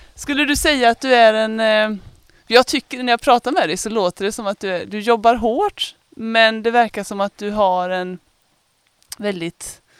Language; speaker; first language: Swedish; native; Swedish